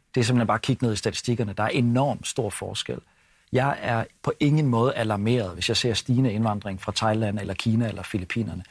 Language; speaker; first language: Danish; native; Danish